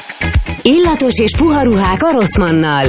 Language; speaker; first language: Hungarian; native; Hungarian